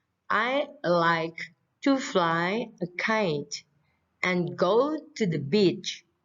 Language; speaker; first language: English; non-native, fluent; Thai